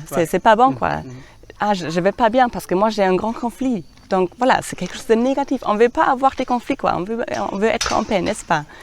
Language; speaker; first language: French; non-native, fluent; German